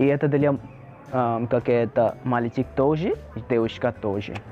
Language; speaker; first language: Russian; non-native, learner; Hindi